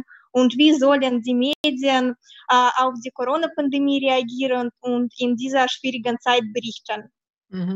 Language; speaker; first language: German; non-native, fluent; Russian